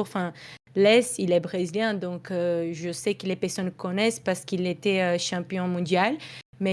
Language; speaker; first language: French; non-native, fluent; Portuguese